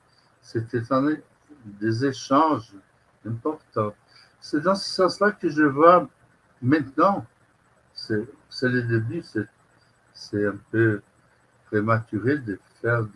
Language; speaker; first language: French; non-native, fluent; Portuguese